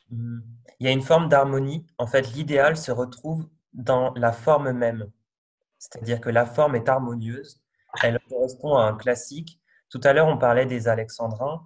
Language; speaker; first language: French; native; French